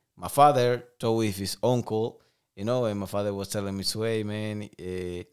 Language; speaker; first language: English; non-native, learner; Spanish